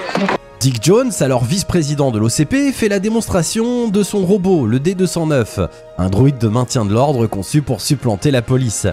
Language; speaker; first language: French; native; French